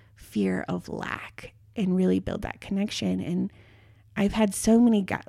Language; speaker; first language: English; native; English